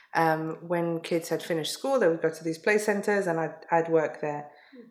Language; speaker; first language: English; native; English